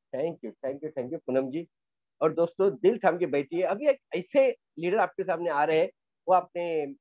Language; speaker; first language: Hindi; non-native, local second language; Marathi